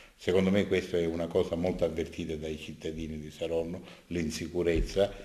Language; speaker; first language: Italian; native; Italian